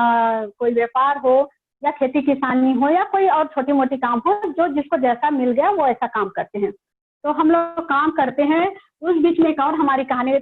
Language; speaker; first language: Hindi; native; Hindi